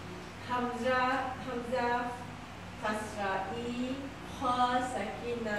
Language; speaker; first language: Arabic; non-native, learner; Malay